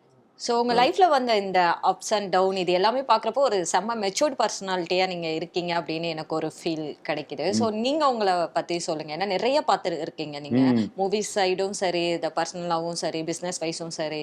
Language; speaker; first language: Tamil; native; Tamil